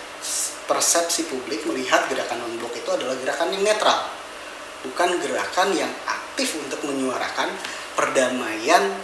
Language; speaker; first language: Indonesian; native; Indonesian